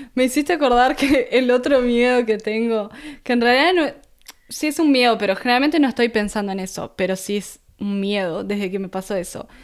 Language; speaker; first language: Spanish; native; Spanish